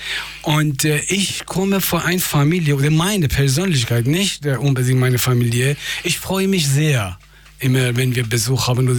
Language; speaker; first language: German; non-native, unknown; Persian